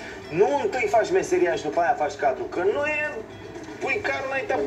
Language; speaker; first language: Romanian; native; Romanian